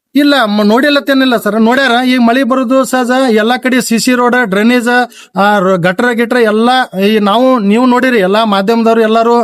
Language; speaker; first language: Kannada; non-native, local second language; Lambadi